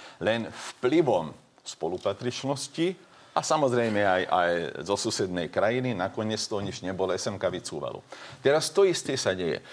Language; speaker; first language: Slovak; non-native, local second language; Hungarian